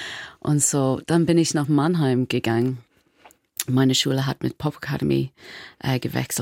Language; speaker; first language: German; non-native, learner; English